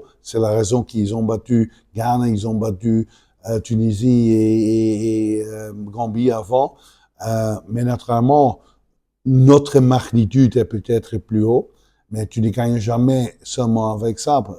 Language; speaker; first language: French; non-native, local second language; Dutch